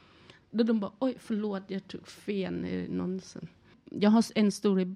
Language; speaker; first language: Swedish; non-native, learner; Thai